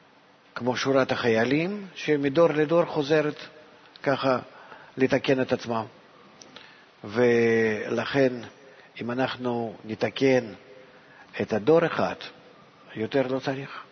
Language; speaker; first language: Hebrew; non-native, fluent; Russian